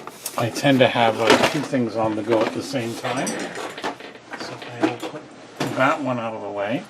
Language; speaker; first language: English; native; English